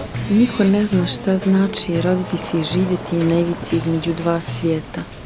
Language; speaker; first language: Croatian; native; Croatian